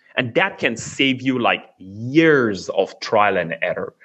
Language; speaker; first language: English; non-native, fluent; Persian